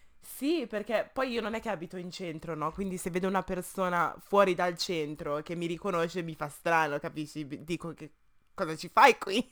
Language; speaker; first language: Italian; early bilingual, other home language; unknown